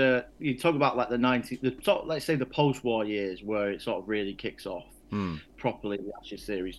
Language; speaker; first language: English; native; English